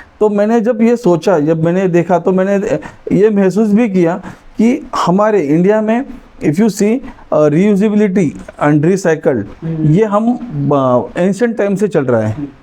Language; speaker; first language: Hindi; non-native, local second language; Marathi